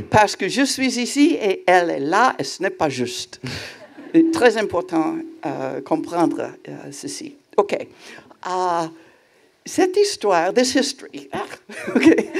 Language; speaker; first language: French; non-native, learner; English